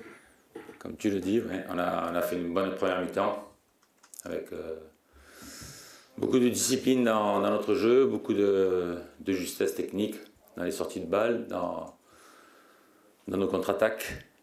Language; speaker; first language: French; native; French